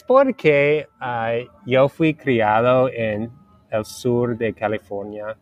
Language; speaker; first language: Spanish; non-native, learner; English